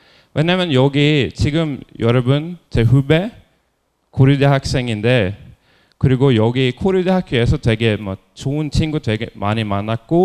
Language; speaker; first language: Korean; non-native, fluent; Norwegian